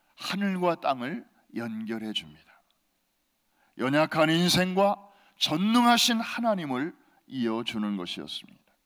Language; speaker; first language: Korean; native; Korean